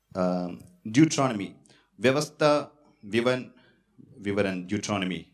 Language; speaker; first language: Hindi; non-native, local second language; Tamil